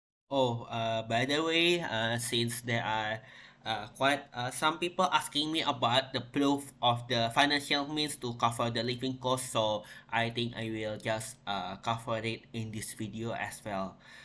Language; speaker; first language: English; non-native, fluent; Indonesian